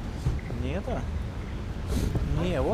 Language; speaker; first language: Russian; native; Russian